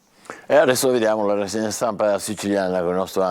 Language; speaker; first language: Italian; native; Italian